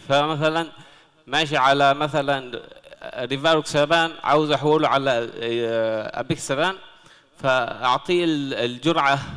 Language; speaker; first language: Arabic; native; Arabic